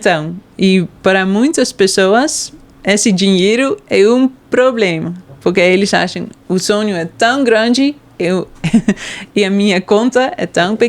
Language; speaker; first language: Portuguese; non-native, fluent; Dutch